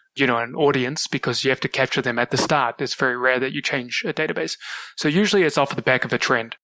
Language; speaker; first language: English; native; English